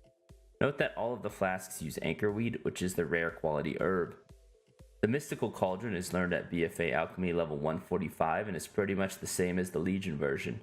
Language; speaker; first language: English; native; English